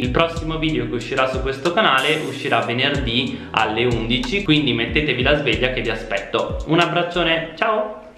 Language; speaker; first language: Italian; native; Italian